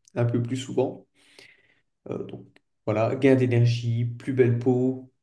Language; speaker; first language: French; native; French